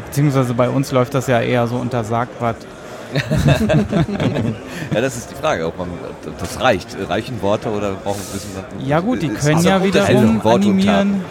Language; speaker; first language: German; native; German